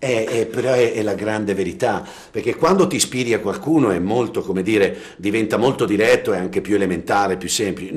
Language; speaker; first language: Italian; native; Italian